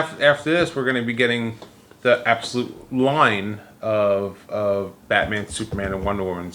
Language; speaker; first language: English; native; English